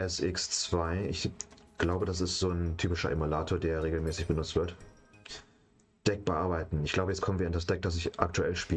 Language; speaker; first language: German; native; German